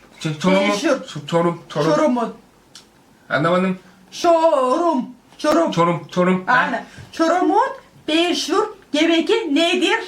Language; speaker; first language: Turkish; non-native, learner; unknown